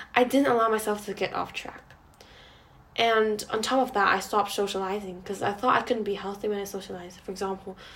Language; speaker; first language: English; non-native, local second language; Cantonese